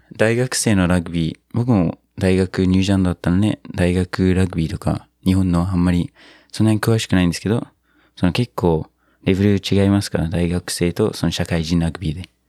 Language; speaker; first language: Japanese; non-native, fluent; English